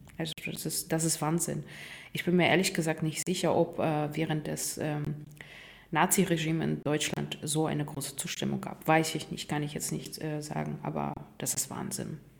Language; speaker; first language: German; non-native, fluent; Russian